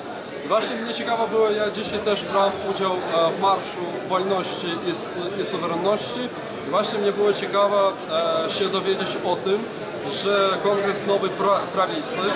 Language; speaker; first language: Polish; non-native, fluent; Belarusian